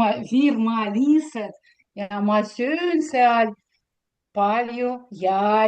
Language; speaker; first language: Estonian; non-native, learner; Russian